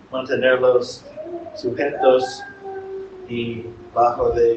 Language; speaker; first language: Spanish; non-native, fluent; English